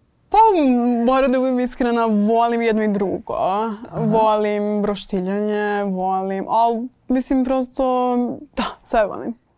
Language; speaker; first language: Croatian; non-native, fluent; English